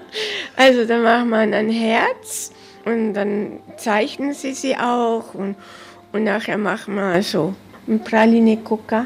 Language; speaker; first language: German; early bilingual, heritage; German